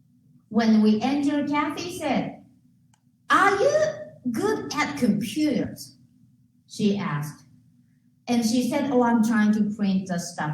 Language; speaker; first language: English; non-native, fluent; Japanese